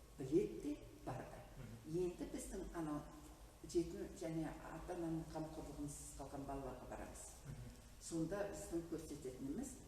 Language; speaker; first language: Kazakh; native; Kazakh